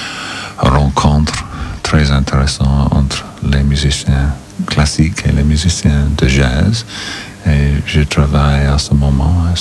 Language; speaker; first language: French; non-native, learner; English